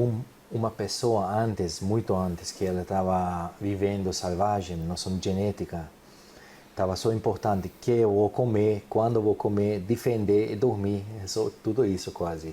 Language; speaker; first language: Portuguese; non-native, fluent; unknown